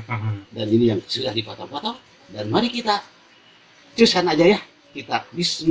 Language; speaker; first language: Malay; non-native, local second language; Sundanese